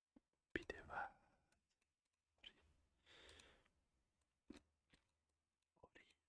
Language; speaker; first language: Basque; non-native, learner; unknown